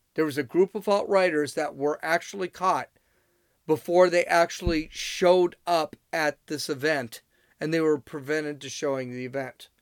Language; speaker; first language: English; native; English